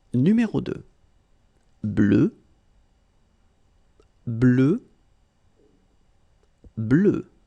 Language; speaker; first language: French; native; French